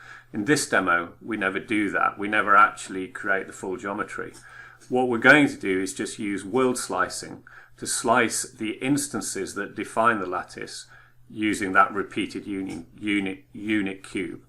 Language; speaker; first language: English; native; English